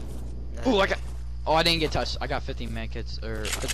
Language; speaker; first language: English; native; English